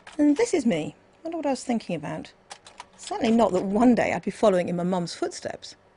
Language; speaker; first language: English; native; English